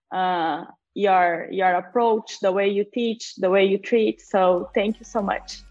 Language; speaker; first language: English; non-native, fluent; Portuguese